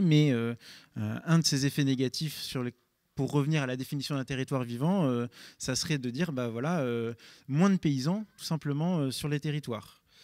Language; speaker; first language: French; native; French